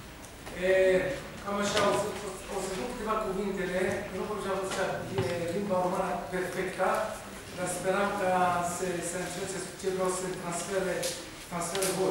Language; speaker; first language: Romanian; non-native, learner; Hebrew